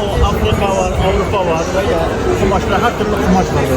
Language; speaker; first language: Turkish; non-native, fluent; Uzbek